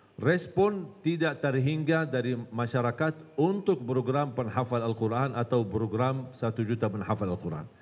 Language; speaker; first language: Indonesian; non-native, fluent; Arabic